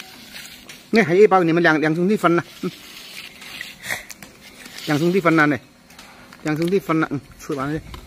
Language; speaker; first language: Chinese; native; Chinese